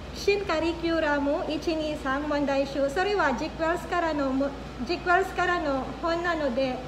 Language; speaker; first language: Japanese; non-native, fluent; Filipino